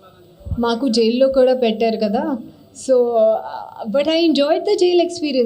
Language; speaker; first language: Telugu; non-native, learner; Hindi